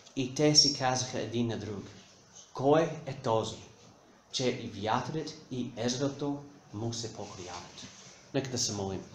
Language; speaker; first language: Bulgarian; non-native, fluent; English